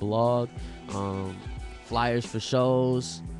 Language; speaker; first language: English; native; English